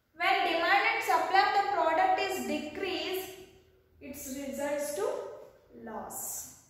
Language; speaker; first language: English; non-native, local second language; Kannada